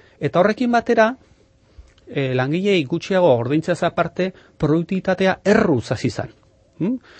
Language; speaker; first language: Basque; non-native, local second language; Spanish